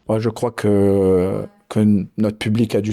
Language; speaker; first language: French; native; French